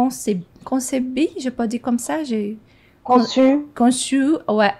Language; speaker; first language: French; non-native, fluent; Portuguese